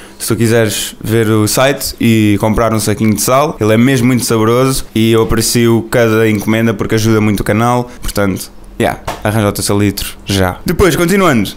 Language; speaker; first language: Portuguese; native; Portuguese